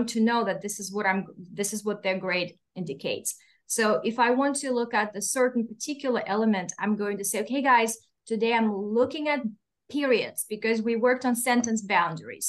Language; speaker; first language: English; non-native, fluent; Russian